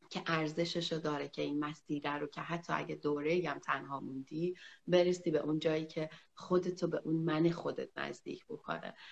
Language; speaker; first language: Persian; native; Persian